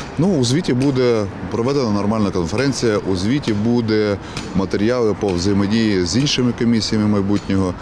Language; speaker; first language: Ukrainian; native; Ukrainian